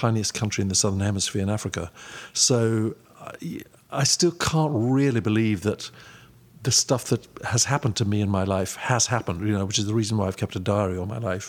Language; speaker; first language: English; native; English